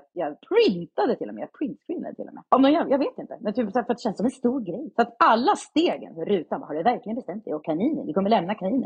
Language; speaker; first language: Swedish; native; Swedish